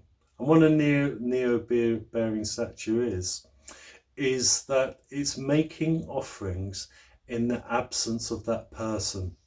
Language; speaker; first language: English; native; English